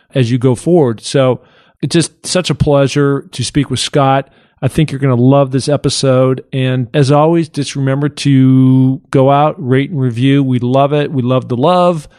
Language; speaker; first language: English; native; English